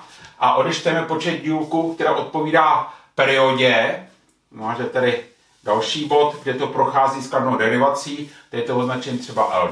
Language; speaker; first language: Czech; native; Czech